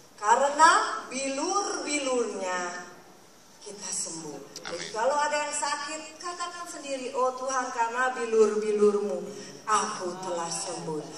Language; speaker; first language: Indonesian; native; Indonesian